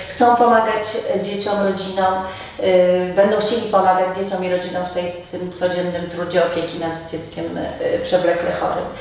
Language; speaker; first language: Polish; native; Polish